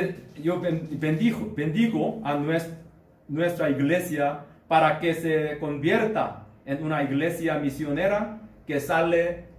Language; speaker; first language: Spanish; non-native, learner; Korean